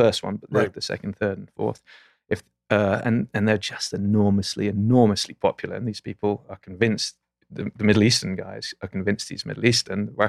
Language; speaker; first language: English; native; English